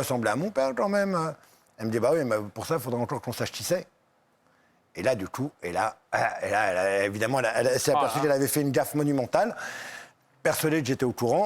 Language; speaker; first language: French; native; French